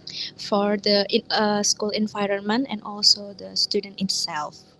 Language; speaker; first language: English; non-native, learner; Indonesian